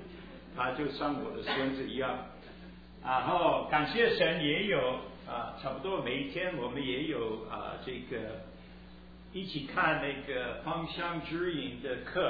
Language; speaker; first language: Chinese; early bilingual, heritage; Chinese